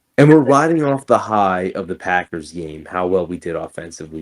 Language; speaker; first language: English; native; English